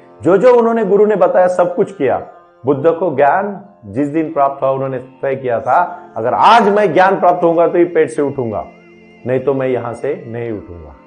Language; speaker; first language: Hindi; non-native, local second language; Marathi